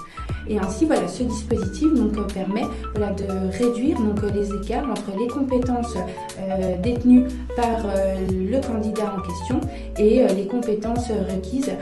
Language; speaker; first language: French; native; French